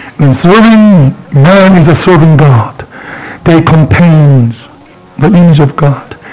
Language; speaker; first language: English; non-native, fluent; Korean